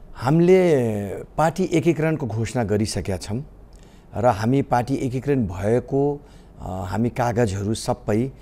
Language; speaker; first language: Nepali; native; Nepali